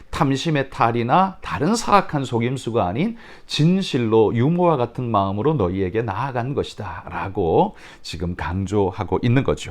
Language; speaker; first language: Korean; native; Korean